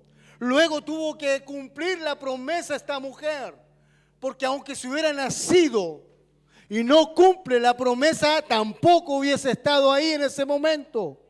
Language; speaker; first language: Spanish; native; Spanish